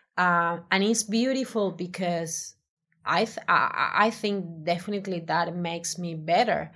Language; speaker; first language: English; non-native, fluent; Spanish